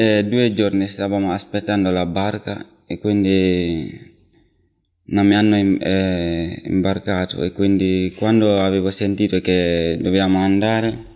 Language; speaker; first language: Italian; non-native, learner; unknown